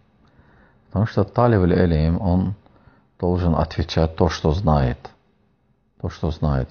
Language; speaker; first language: Russian; non-native, fluent; Azerbaijani